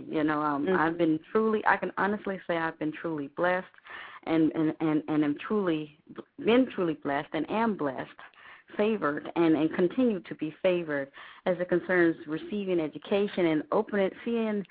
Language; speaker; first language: English; native; English